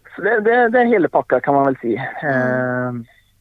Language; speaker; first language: Norwegian; early bilingual, heritage; Swedish